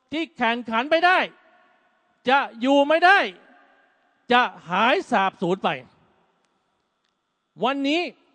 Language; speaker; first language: Thai; native; Thai